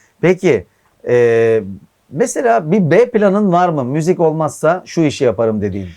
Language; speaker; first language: Turkish; native; Turkish